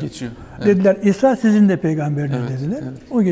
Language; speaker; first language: Turkish; native; Turkish